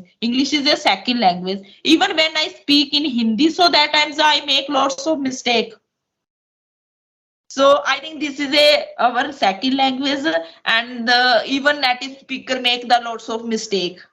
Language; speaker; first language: English; non-native, local second language; Hindi